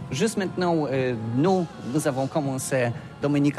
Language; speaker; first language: French; non-native, learner; Polish